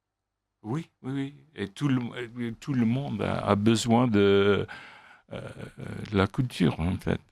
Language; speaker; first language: French; non-native, fluent; English